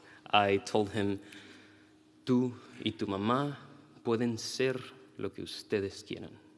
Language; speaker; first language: Spanish; early bilingual, heritage; Spanish